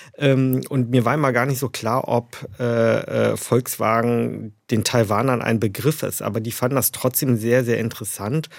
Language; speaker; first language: German; early bilingual, other home language; Chinese